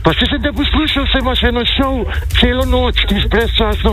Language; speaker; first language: Slovenian; native; Slovenian